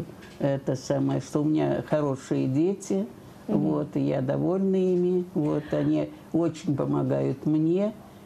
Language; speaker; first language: Russian; native; Russian